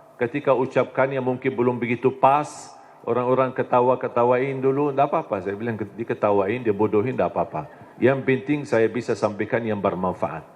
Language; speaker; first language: Indonesian; non-native, fluent; Arabic